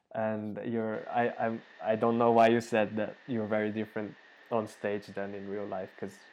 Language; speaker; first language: English; non-native, fluent; Bulgarian